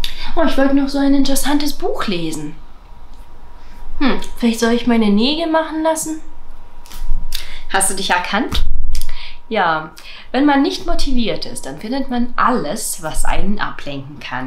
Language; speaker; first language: German; non-native, fluent; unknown